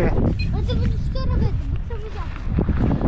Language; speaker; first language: Danish; non-native, learner; Ukrainian